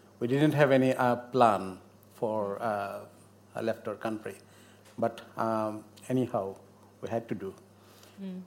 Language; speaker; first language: English; non-native, local second language; Bangla